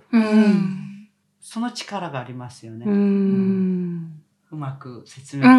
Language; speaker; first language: Japanese; non-native, fluent; Korean